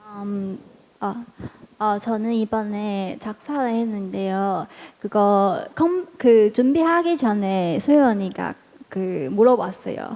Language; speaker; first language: Korean; non-native, fluent; Chinese